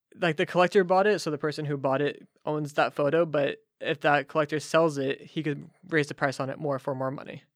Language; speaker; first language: English; native; English